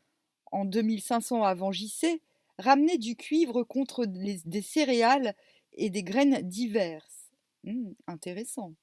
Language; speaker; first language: French; native; French